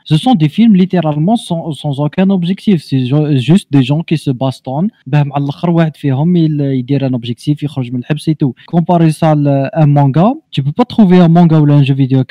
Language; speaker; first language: French; non-native, local second language; Arabic